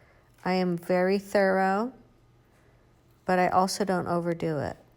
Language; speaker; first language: English; native; English